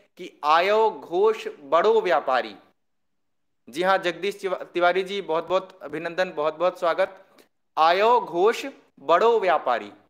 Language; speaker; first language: Hindi; native; Hindi